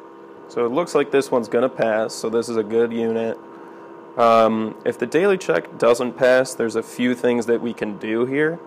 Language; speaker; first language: English; native; English